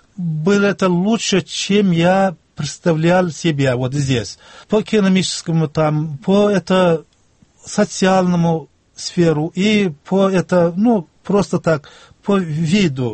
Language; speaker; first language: Russian; non-native, local second language; Turkmen